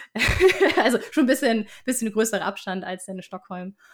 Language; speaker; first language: German; native; German